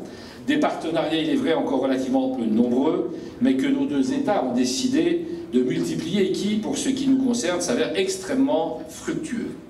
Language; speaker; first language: French; native; French